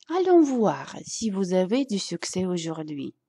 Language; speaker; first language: French; non-native, fluent; Russian